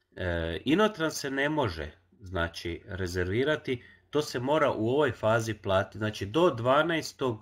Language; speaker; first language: Croatian; non-native, local second language; Hungarian